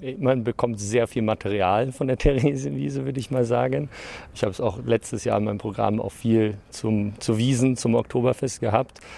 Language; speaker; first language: German; early bilingual, other home language; English